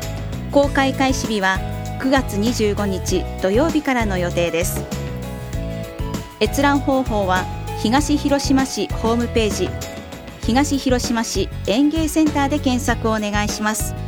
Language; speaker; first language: Japanese; native; Japanese